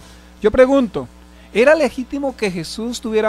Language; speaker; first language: Spanish; native; Spanish